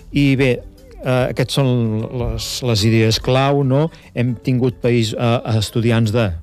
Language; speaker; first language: Catalan; native; Catalan